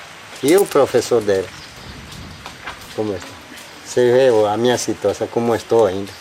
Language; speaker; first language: Portuguese; non-native, local second language; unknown